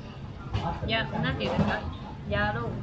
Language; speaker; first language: Chinese; non-native, learner; Japanese